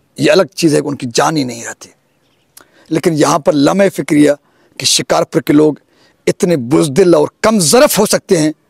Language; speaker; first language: Urdu; non-native, local second language; Sindhi